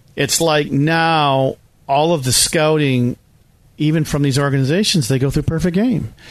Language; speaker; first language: English; native; English